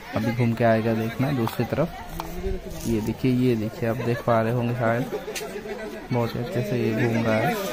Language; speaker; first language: Hindi; non-native, local second language; Bangla